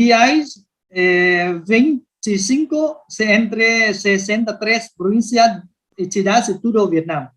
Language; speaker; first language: Spanish; non-native, learner; Vietnamese